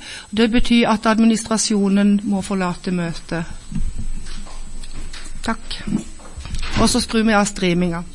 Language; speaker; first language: Norwegian; native; Norwegian